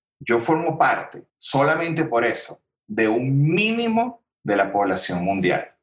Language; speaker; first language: Spanish; native; Spanish